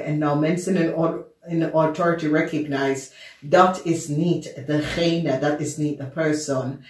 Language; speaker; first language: Dutch; non-native, fluent; English